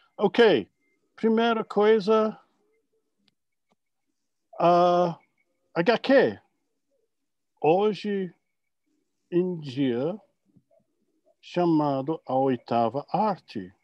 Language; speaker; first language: Portuguese; non-native, fluent; English